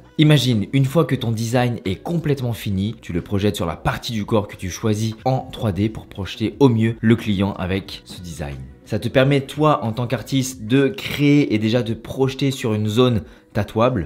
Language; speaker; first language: French; native; French